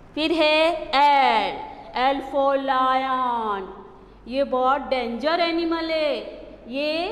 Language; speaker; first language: Hindi; non-native, local second language; Gujarati